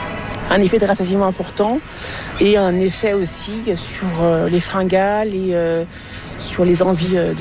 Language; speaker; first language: French; native; French